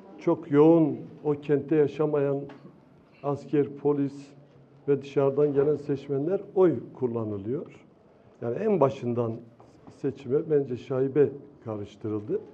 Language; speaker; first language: Turkish; non-native, local second language; Kurdish